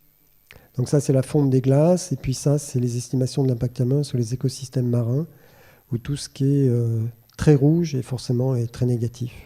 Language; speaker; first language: French; native; French